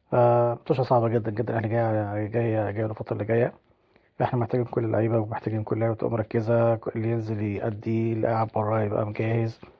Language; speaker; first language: Arabic; native; Arabic